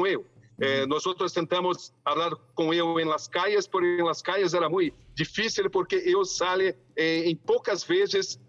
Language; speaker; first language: Spanish; non-native, fluent; Portuguese